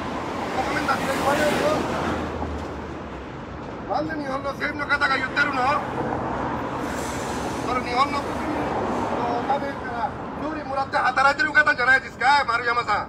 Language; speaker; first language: Japanese; non-native, fluent; Rohingya